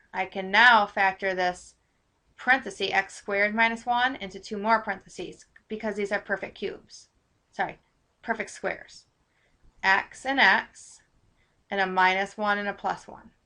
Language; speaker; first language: English; native; English